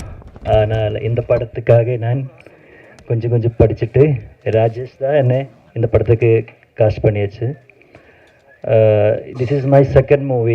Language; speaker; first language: Tamil; non-native, learner; Malayalam